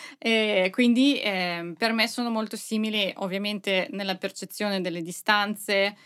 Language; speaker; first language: Italian; non-native, fluent; Russian